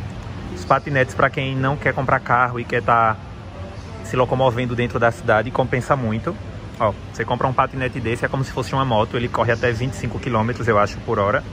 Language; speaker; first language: Portuguese; native; Portuguese